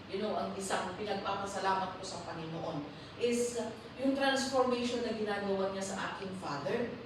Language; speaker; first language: Filipino; non-native, local second language; Iloko